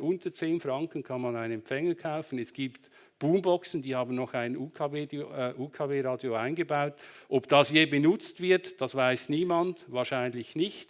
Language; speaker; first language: German; native; German